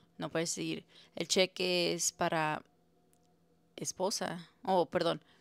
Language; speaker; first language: Spanish; early bilingual, heritage; Spanish